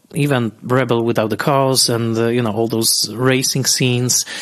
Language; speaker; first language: English; non-native, fluent; Polish